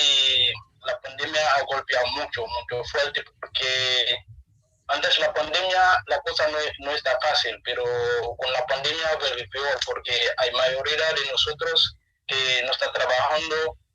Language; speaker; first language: Spanish; non-native, learner; Haitian Creole